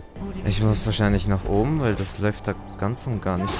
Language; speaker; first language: German; native; German